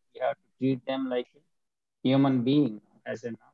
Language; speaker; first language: English; non-native, local second language; Telugu